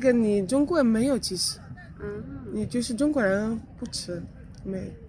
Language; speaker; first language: Chinese; non-native, fluent; Arabic